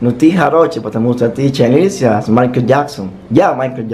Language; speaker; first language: Russian; non-native, learner; Spanish